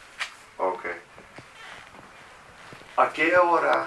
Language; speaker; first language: Spanish; non-native, learner; English